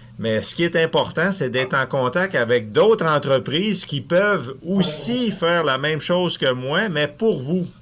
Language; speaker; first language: French; native; French